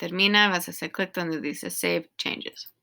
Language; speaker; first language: Spanish; non-native, learner; English